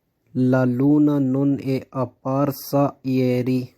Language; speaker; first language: Italian; non-native, fluent; Urdu